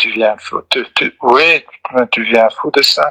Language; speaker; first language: French; non-native, local second language; Dutch